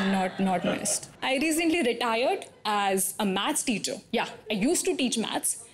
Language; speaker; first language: English; non-native, local second language; Hindi